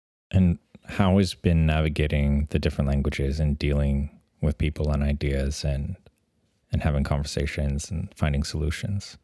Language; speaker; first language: English; early bilingual, other home language; French